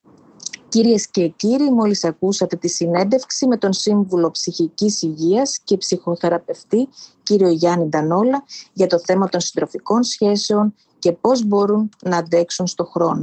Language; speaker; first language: Greek; native; Greek